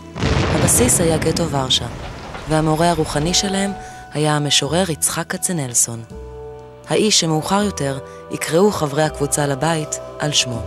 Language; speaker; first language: Hebrew; native; Hebrew